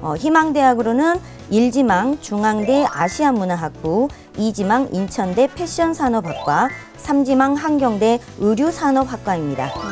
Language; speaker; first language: Korean; native; Korean